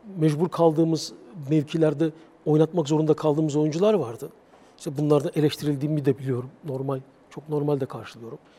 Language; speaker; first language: Turkish; native; Turkish